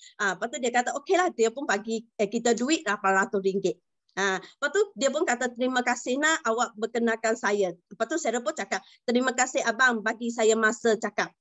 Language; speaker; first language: Malay; non-native, local second language; Chinese